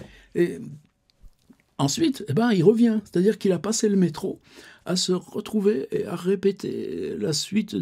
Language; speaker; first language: French; native; French